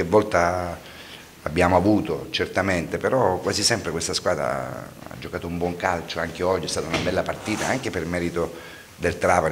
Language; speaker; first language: Italian; native; Italian